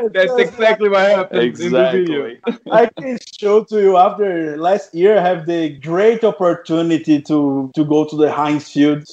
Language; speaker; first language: English; non-native, fluent; Portuguese